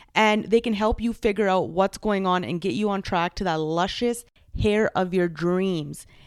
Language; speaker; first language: English; early bilingual, other home language; Punjabi